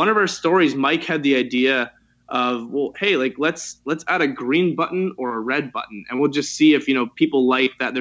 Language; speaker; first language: English; native; English